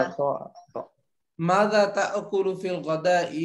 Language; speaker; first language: Arabic; non-native, fluent; Bangla